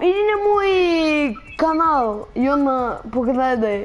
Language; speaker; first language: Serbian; early bilingual, heritage; Serbian